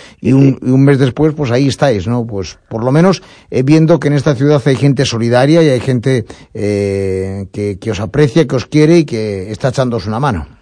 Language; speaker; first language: Spanish; native; Spanish